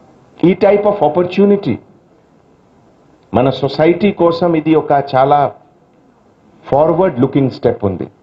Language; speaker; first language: Telugu; non-native, fluent; Hindi